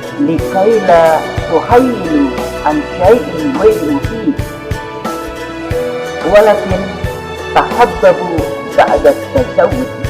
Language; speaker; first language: Arabic; non-native, learner; Indonesian